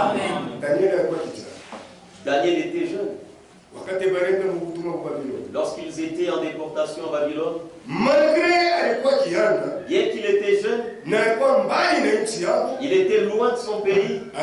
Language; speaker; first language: French; non-native, local second language; Swahili